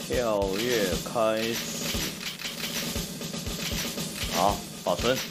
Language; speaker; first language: Chinese; native; Chinese